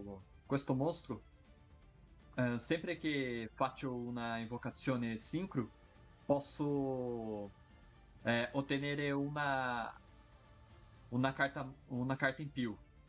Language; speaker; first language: Italian; non-native, fluent; Portuguese